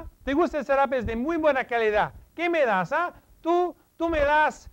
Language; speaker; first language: Spanish; non-native, fluent; English